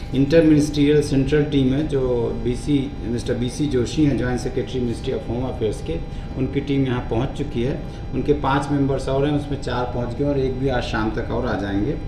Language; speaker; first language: Hindi; native; Hindi